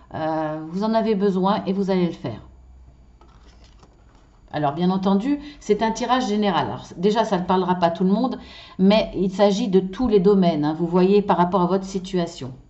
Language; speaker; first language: French; native; French